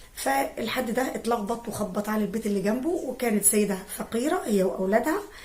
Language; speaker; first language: Arabic; native; Arabic